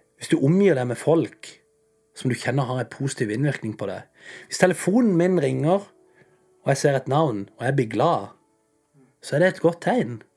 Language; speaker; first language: Norwegian; native; Norwegian